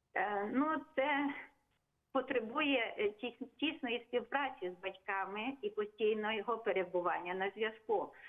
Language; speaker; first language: Ukrainian; non-native, local second language; Hungarian